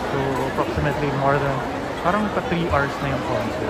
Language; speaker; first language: Filipino; native; Filipino